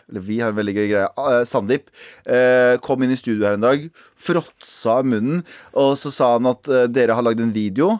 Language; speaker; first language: Norwegian; early bilingual, other home language; Kurdish